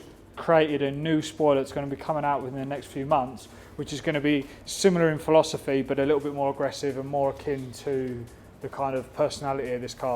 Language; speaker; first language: English; native; English